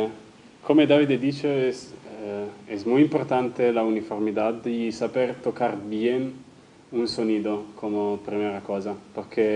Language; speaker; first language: Spanish; non-native, fluent; Italian